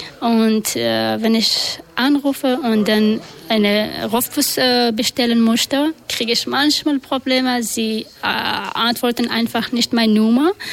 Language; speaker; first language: German; non-native, learner; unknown